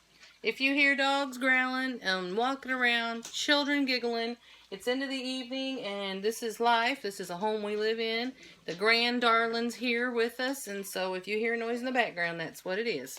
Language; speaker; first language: English; native; English